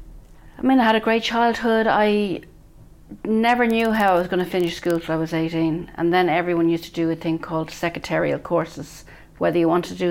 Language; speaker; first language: English; native; English